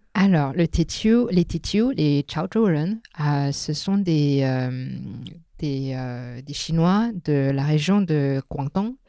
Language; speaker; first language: French; non-native, local second language; Min Nan Chinese